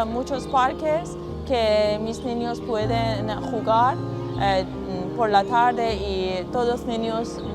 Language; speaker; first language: Spanish; non-native, learner; Persian